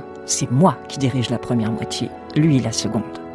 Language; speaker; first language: French; native; French